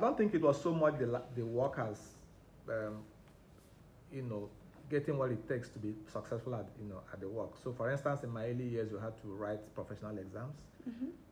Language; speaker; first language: English; non-native, local second language; Igbo